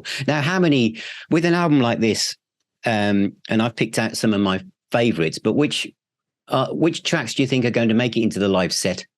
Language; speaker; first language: English; native; English